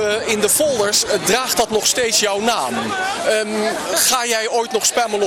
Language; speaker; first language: Dutch; native; Dutch